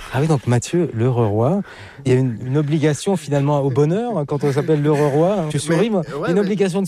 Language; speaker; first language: French; native; French